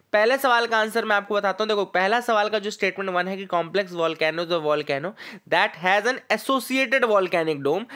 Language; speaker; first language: Hindi; native; Hindi